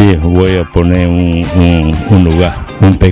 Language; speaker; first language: Spanish; non-native, learner; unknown